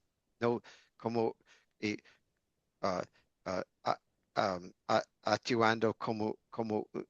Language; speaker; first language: Portuguese; non-native, learner; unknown